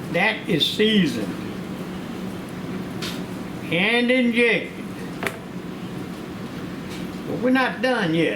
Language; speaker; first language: English; native; English